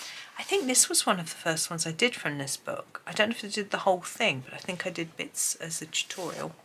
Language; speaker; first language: English; native; English